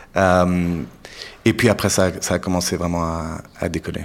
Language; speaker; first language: French; native; French